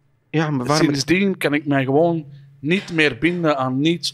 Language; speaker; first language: Dutch; native; Dutch